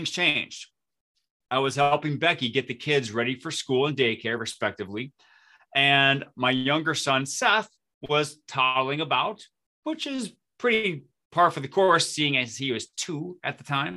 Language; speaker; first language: English; native; English